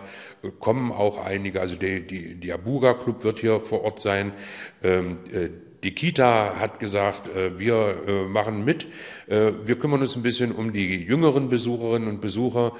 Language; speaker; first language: German; native; German